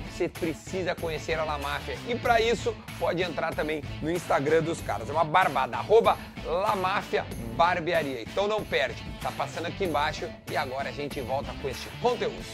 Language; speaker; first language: Portuguese; native; Portuguese